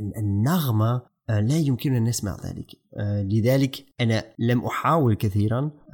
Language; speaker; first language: Arabic; non-native, fluent; German